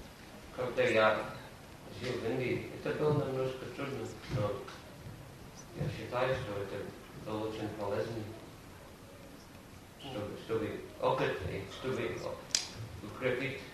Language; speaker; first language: Russian; non-native, fluent; English